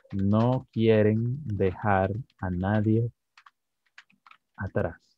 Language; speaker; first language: Spanish; native; Spanish